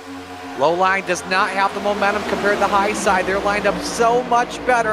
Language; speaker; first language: English; native; English